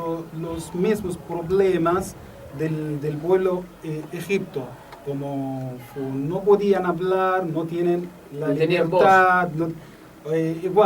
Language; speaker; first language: Spanish; non-native, learner; Arabic